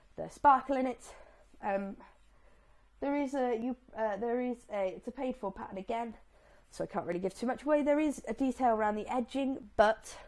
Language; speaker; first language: English; native; English